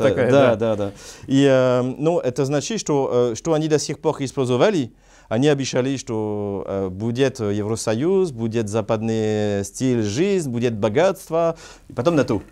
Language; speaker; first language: Russian; non-native, learner; French